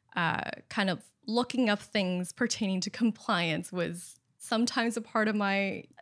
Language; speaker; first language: English; early bilingual, other home language; Chinese